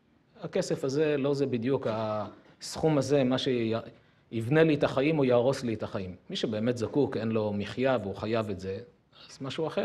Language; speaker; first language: Hebrew; native; Hebrew